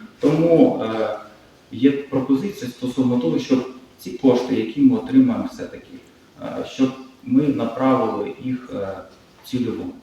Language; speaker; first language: Ukrainian; native; Ukrainian